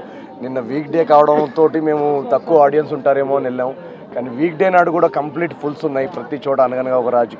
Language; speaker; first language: Telugu; native; Telugu